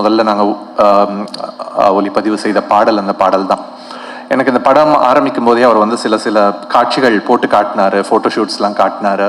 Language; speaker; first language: Tamil; native; Tamil